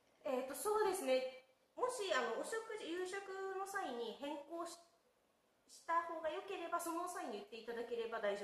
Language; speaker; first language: Japanese; native; Japanese